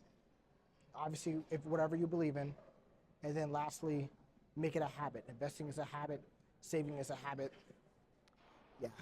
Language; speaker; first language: English; native; English